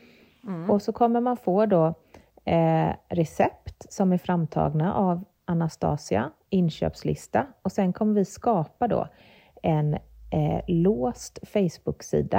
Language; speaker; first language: Swedish; native; Swedish